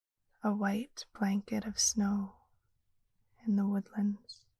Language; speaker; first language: English; native; English